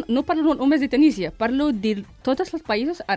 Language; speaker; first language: Catalan; non-native, fluent; Arabic